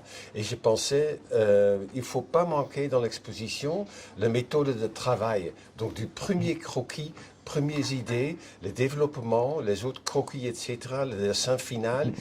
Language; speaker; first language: French; non-native, fluent; Dutch